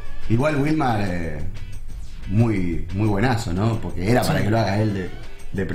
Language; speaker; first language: Spanish; native; Spanish